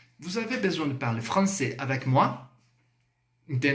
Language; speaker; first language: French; non-native, fluent; Portuguese